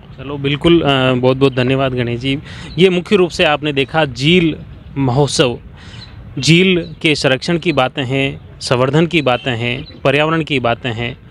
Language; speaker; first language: Hindi; native; Hindi